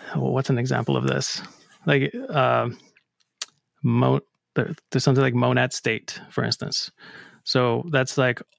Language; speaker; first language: English; non-native, fluent; Icelandic